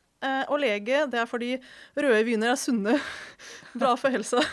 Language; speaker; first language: Norwegian; non-native, fluent; Ukrainian